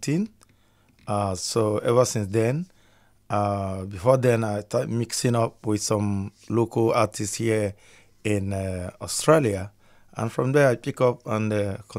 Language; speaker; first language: English; non-native, local second language; Igbo